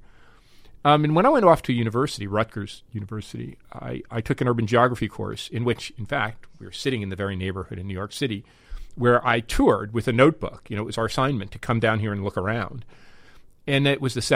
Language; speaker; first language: English; native; English